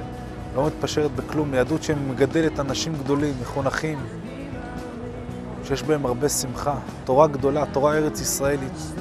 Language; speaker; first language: Hebrew; native; Hebrew